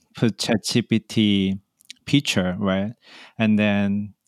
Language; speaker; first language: English; non-native, learner; Korean